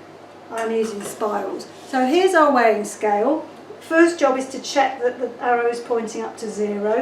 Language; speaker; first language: English; native; English